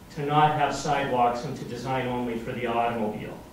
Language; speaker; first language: English; native; English